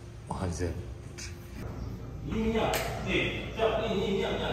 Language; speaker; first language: Malay; native; Malay